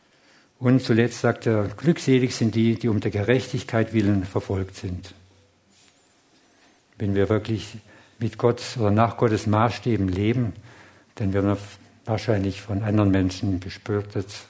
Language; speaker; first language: German; non-native, fluent; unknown